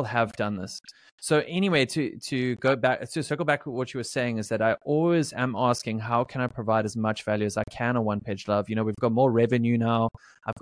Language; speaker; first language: English; native; English